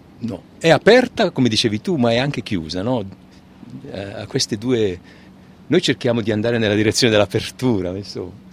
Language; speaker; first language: Italian; native; Italian